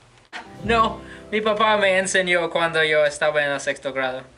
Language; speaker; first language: Spanish; non-native, learner; English